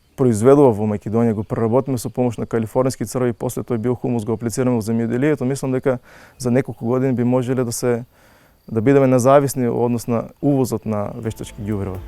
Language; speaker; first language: Macedonian; native; Macedonian